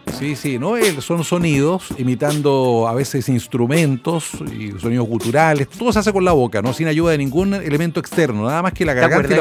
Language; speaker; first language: Spanish; native; Spanish